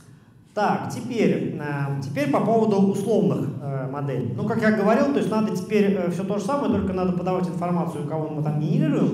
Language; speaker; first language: Russian; native; Russian